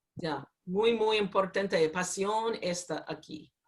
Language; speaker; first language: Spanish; non-native, learner; English